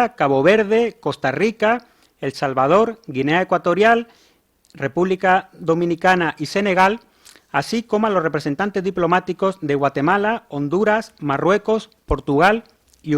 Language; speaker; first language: Spanish; native; Spanish